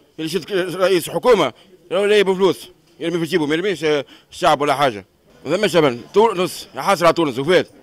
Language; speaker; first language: Arabic; native; Arabic